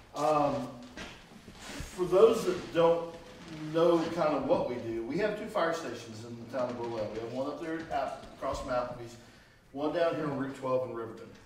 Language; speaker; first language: English; native; English